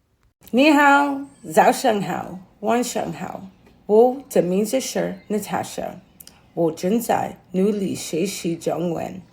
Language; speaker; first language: Chinese; non-native, learner; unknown